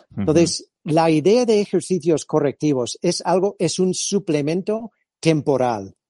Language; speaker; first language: Spanish; non-native, fluent; English